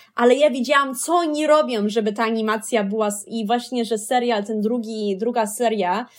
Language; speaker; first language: Polish; early bilingual, heritage; Polish